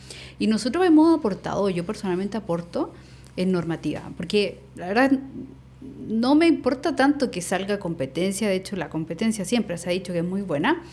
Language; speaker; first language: Spanish; native; Spanish